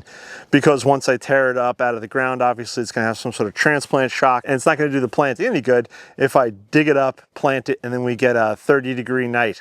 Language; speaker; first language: English; native; English